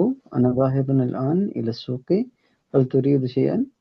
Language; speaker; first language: Arabic; non-native, learner; Urdu